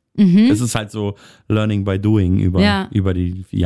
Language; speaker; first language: German; native; German